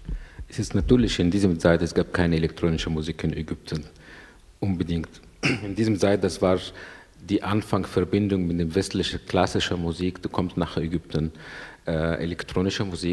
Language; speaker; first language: German; non-native, learner; Arabic